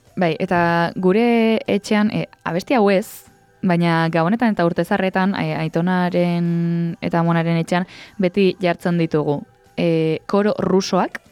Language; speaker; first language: Basque; native; Basque